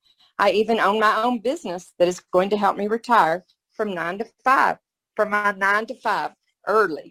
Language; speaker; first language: English; native; English